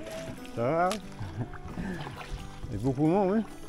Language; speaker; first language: French; non-native, learner; English